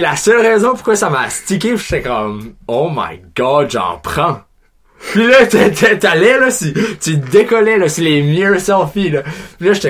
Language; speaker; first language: French; native; French